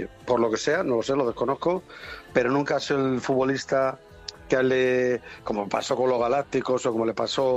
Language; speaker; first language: Spanish; native; Spanish